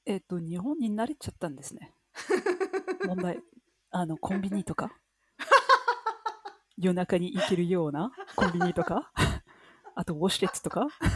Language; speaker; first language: Japanese; non-native, fluent; French